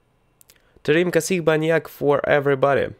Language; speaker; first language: English; non-native, learner; Russian